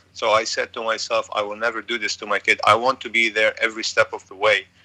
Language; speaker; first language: English; non-native, fluent; Arabic